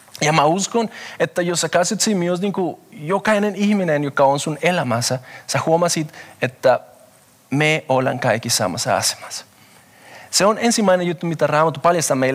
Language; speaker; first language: Finnish; non-native, fluent; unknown